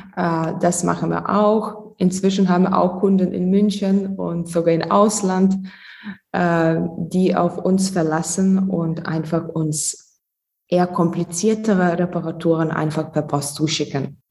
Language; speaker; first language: German; non-native, fluent; Lithuanian